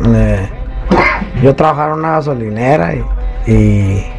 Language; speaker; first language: Spanish; native; Spanish